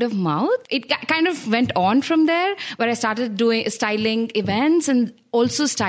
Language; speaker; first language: English; non-native, local second language; Telugu